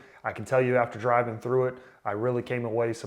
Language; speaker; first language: English; native; English